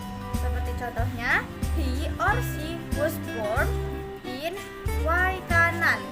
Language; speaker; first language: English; non-native, learner; Indonesian